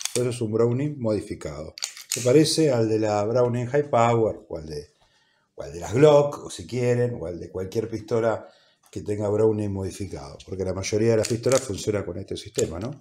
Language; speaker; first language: Spanish; native; Spanish